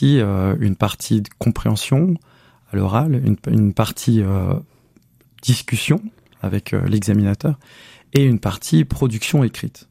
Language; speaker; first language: French; native; French